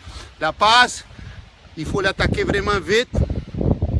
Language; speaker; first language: French; non-native, fluent; Spanish